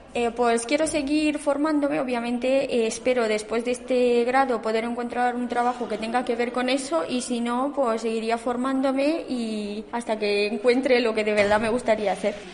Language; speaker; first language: Spanish; non-native, fluent; Romanian